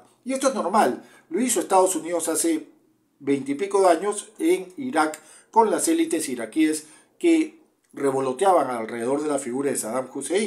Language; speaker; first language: Spanish; native; Spanish